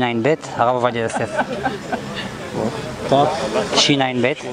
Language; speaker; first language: Hebrew; native; Hebrew